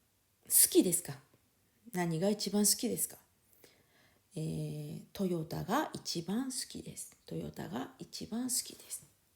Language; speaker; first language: Japanese; non-native, fluent; French